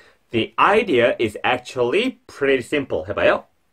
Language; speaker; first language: English; non-native, fluent; Korean